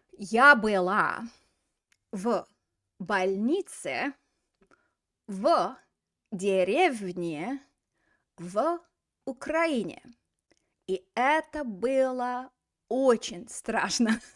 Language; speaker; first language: Russian; non-native, fluent; English